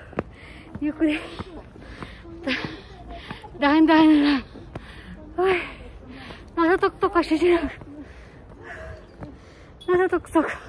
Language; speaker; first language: Japanese; non-native, learner; Filipino